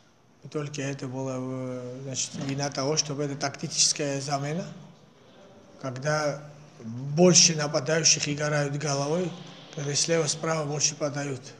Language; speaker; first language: Russian; non-native, fluent; Georgian